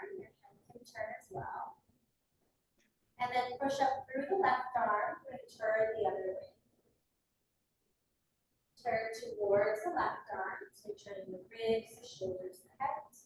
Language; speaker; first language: English; native; English